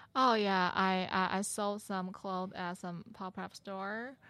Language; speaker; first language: English; non-native, learner; Chinese